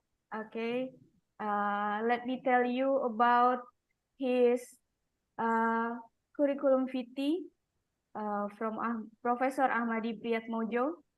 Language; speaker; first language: English; non-native, learner; Indonesian